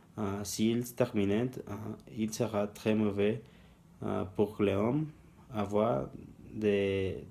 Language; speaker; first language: French; non-native, learner; Spanish